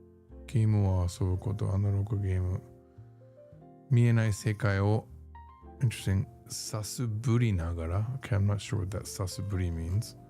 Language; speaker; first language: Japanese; non-native, learner; English